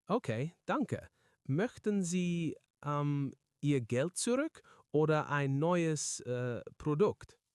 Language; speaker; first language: German; non-native, learner; English